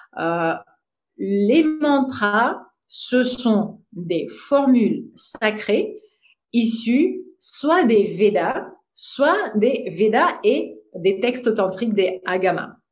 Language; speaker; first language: French; non-native, fluent; Russian